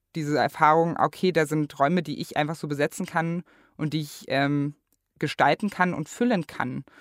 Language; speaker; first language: German; native; German